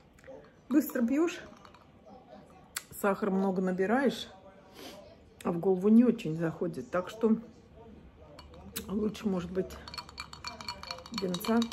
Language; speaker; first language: Russian; native; Russian